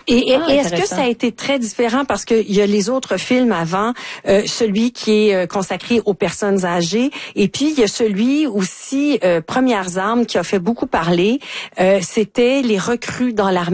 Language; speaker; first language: French; native; French